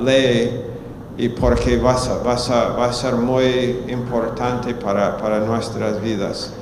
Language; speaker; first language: Spanish; non-native, fluent; English